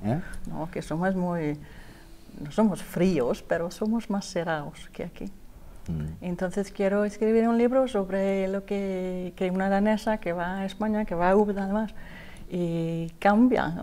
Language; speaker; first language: Spanish; non-native, learner; Danish